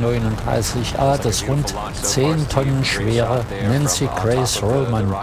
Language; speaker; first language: German; native; German